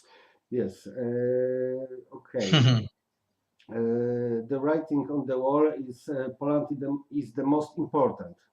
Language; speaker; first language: English; non-native, learner; Polish